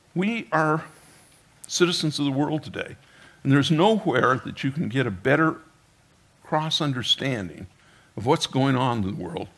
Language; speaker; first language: English; native; English